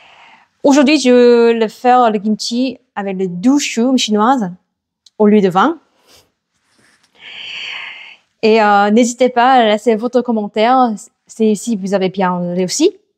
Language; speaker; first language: French; non-native, learner; Korean